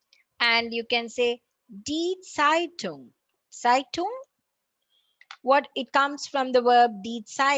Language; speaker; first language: German; non-native, learner; Tamil